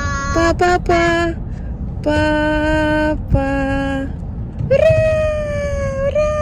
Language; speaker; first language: Russian; native; Russian